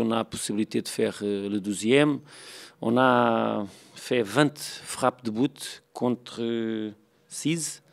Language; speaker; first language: French; non-native, fluent; Portuguese